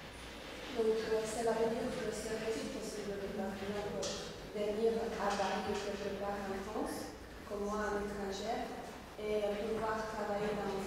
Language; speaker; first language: French; non-native, learner; Slovak